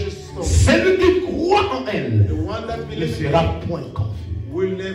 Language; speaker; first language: French; non-native, local second language; Lingala